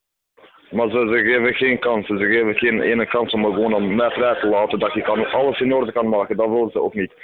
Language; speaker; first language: Dutch; non-native, fluent; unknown